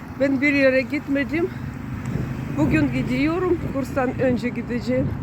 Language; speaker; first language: Turkish; non-native, learner; Russian